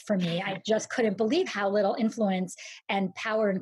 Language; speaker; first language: English; native; English